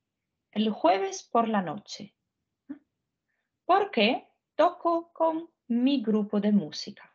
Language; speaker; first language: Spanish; non-native, fluent; Ukrainian